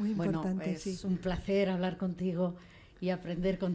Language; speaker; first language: Spanish; native; Spanish